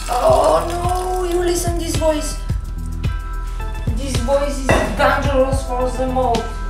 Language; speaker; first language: English; non-native, learner; Bulgarian